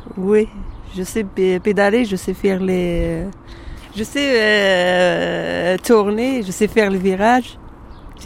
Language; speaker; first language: French; non-native, fluent; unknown